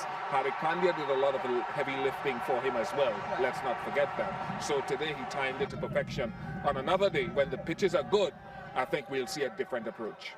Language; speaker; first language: English; native; English